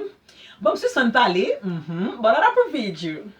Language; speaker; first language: French; non-native, learner; Haitian Creole